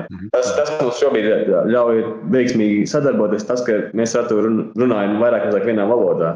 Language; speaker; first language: Latvian; native; Latvian